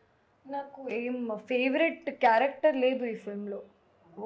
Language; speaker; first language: Telugu; non-native, fluent; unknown